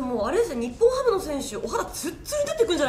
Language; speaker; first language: Japanese; native; Japanese